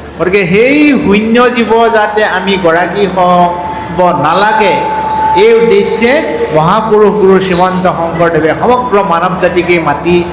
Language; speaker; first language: Assamese; native; Assamese